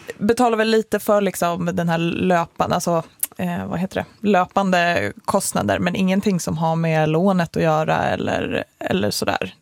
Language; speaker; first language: Swedish; native; Swedish